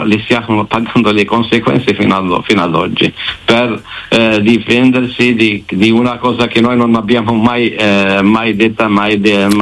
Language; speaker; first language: Italian; non-native, fluent; Arabic